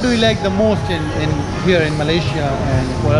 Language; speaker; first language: English; non-native, fluent; Urdu